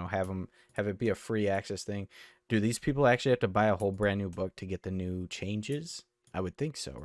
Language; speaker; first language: English; native; English